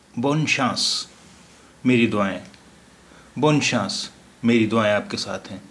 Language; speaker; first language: Urdu; native; Urdu